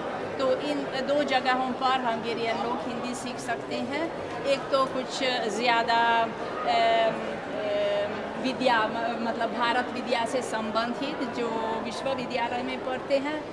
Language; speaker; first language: Hindi; non-native, fluent; Hungarian